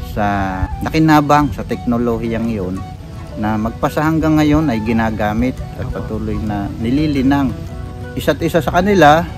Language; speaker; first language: Filipino; native; Filipino